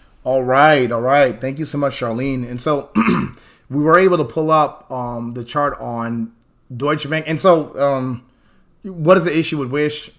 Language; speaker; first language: English; native; English